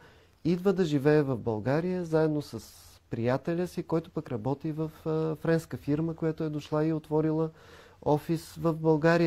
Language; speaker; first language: Bulgarian; native; Bulgarian